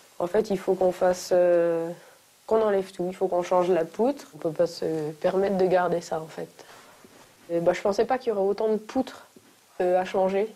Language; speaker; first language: French; native; French